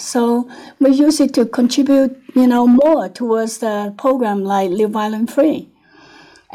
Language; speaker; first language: English; non-native, local second language; Cantonese